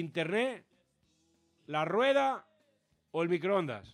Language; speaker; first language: Spanish; native; Spanish